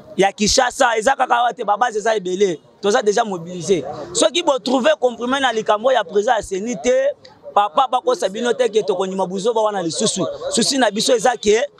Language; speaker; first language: Lingala; native; Lingala